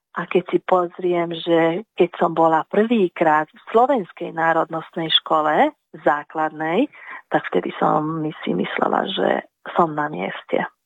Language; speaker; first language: Slovak; early bilingual, heritage; Slovak